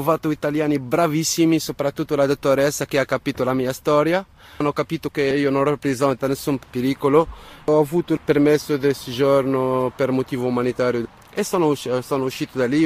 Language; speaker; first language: Italian; non-native, fluent; Arabic